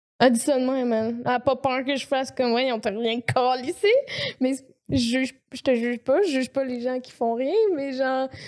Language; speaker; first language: French; native; French